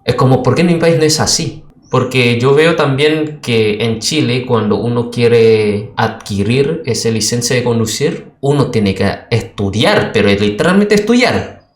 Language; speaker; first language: Spanish; non-native, fluent; Indonesian